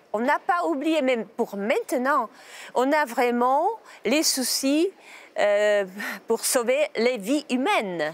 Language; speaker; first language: French; non-native, learner; Czech